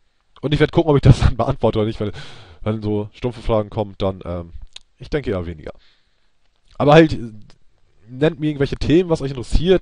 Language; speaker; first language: German; native; German